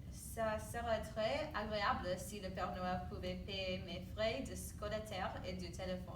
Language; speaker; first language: French; non-native, learner; English